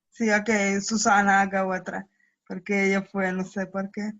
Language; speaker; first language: Spanish; non-native, learner; Russian